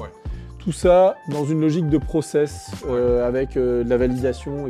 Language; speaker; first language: French; native; French